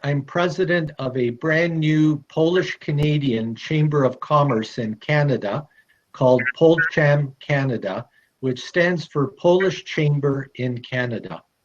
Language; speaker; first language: English; early bilingual, other home language; Polish